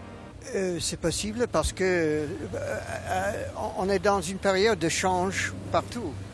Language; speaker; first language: French; non-native, fluent; English